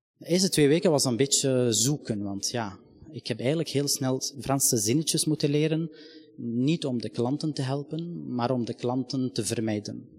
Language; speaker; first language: Dutch; non-native, fluent; Arabic